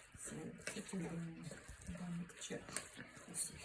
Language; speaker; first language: French; non-native, learner; Spanish